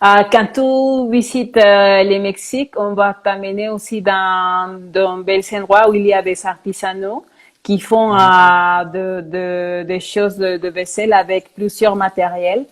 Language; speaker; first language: French; non-native, fluent; Spanish